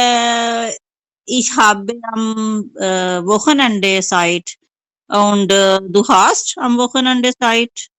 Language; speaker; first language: German; non-native, learner; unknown